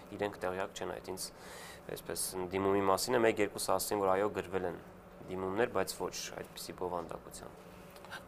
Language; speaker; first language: Armenian; native; Armenian